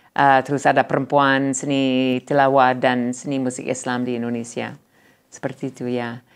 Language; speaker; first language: Indonesian; non-native, learner; English